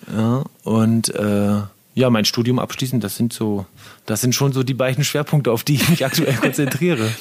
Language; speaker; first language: German; native; German